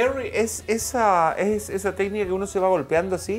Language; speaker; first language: Spanish; native; Spanish